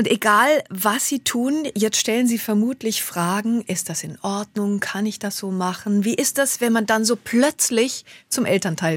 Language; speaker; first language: German; native; German